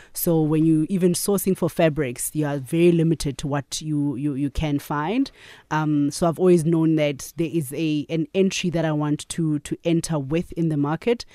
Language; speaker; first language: English; non-native, local second language; Zulu